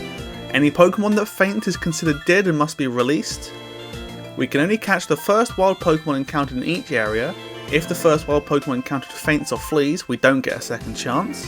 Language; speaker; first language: English; native; English